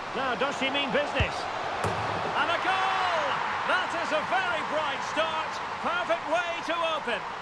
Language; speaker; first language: English; native; English